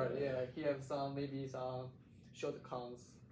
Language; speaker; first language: English; non-native, learner; Chinese